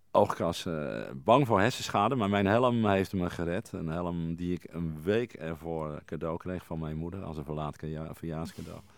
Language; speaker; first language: Dutch; native; Dutch